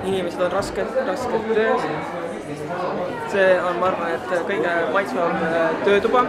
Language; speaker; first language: Estonian; native; Estonian